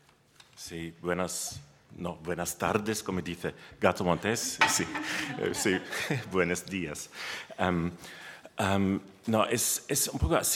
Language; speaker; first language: Spanish; non-native, learner; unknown